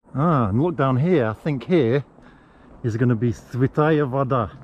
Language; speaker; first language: English; native; English